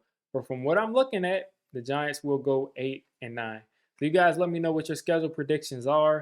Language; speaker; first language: English; native; English